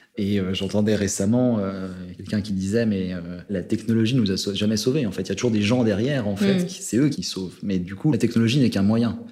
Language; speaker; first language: French; native; French